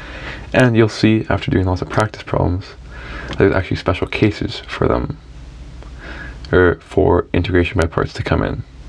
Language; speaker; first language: English; native; English